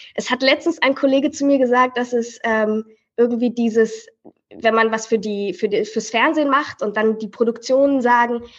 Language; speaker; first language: German; native; German